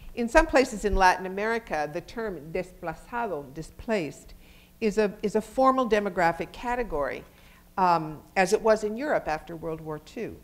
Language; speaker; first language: English; native; English